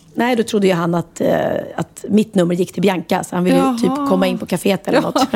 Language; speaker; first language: Swedish; native; Swedish